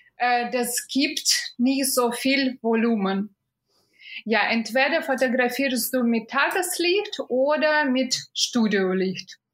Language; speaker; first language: German; non-native, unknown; Russian